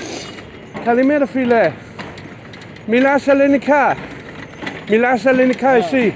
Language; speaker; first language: Greek; non-native, learner; English